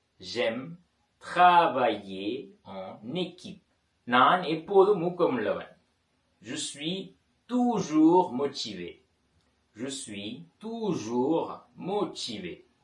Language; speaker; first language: French; non-native, fluent; Tamil